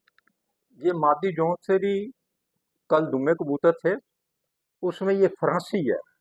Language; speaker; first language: Hindi; non-native, local second language; Punjabi